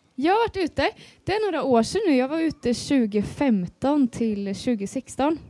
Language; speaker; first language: Swedish; native; Swedish